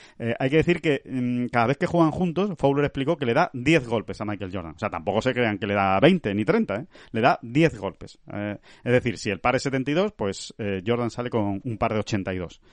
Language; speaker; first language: Spanish; native; Spanish